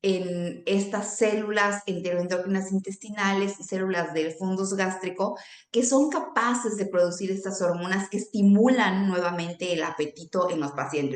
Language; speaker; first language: Spanish; native; Spanish